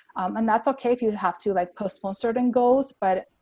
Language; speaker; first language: English; non-native, fluent; Armenian